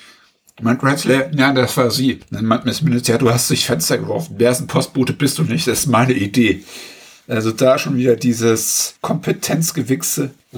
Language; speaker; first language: German; native; German